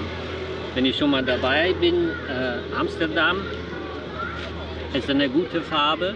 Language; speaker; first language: German; non-native, fluent; Polish